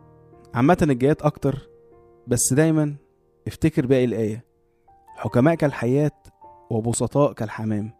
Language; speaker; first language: Arabic; native; Arabic